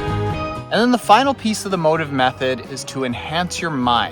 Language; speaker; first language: English; native; English